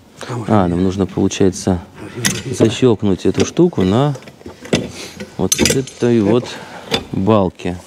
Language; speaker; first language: Russian; native; Russian